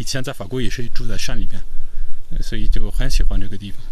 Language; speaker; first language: Chinese; non-native, fluent; French